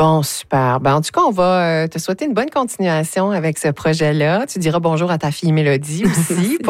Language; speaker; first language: French; native; French